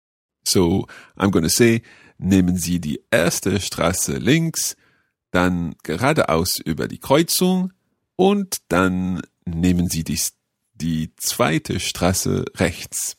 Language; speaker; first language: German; non-native, learner; English